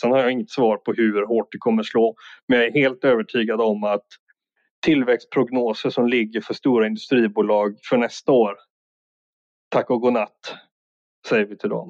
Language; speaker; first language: Swedish; native; Swedish